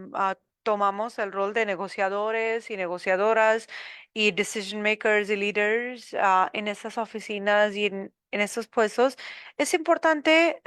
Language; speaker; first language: Spanish; non-native, learner; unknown